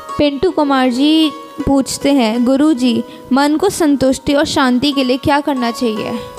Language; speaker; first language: Hindi; native; Hindi